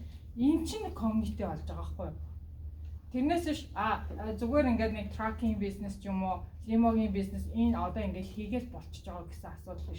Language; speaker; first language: Mongolian; native; Mongolian